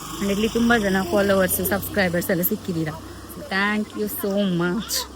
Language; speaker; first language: Kannada; native; Kannada